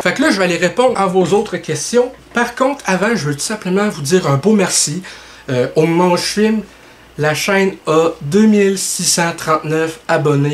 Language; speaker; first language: French; native; French